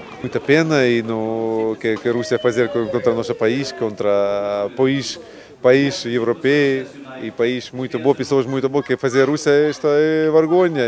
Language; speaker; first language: Portuguese; non-native, learner; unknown